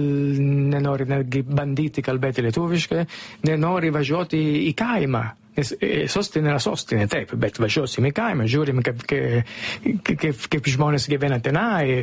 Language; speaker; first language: Lithuanian; non-native, fluent; Italian